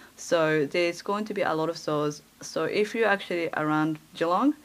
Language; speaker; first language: English; early bilingual, other home language; Japanese